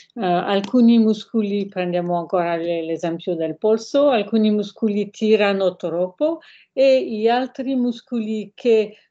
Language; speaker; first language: Italian; non-native, fluent; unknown